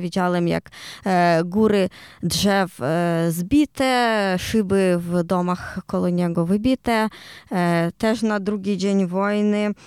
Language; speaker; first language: Polish; non-native, learner; Ukrainian